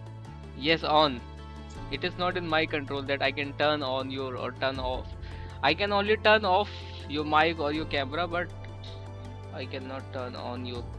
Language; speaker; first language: English; non-native, local second language; Hindi